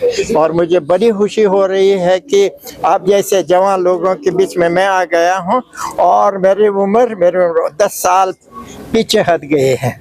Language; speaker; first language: Hindi; non-native, fluent; Uzbek